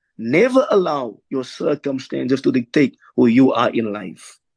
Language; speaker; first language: English; non-native, local second language; Afrikaans